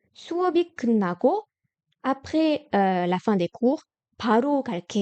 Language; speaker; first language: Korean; non-native, fluent; French